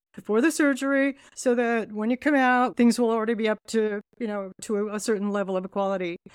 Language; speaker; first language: English; native; English